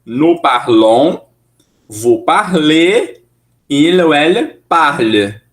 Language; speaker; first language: French; non-native, fluent; Portuguese